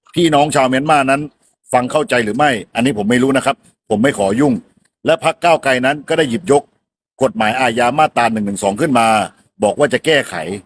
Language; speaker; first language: Thai; non-native, fluent; Burmese